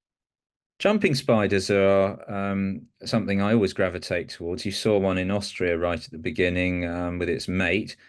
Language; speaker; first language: English; native; English